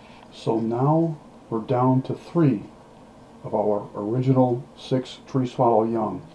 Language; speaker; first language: English; native; English